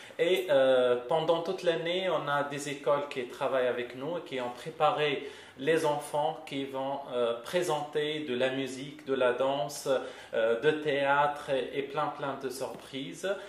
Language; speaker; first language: French; non-native, local second language; Arabic